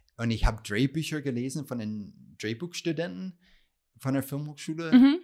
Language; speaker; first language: German; non-native, fluent; English